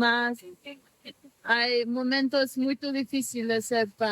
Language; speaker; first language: Portuguese; non-native, learner; English